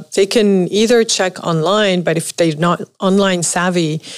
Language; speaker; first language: English; non-native, fluent; Arabic